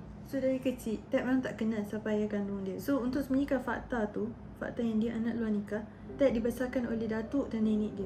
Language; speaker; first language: Malay; native; Malay